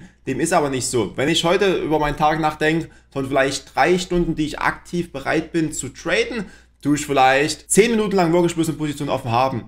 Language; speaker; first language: German; native; German